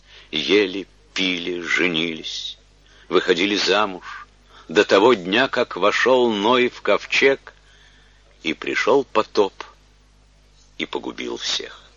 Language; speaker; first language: Russian; native; Russian